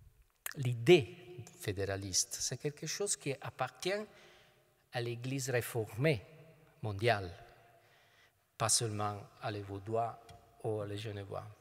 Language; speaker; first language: French; non-native, fluent; Italian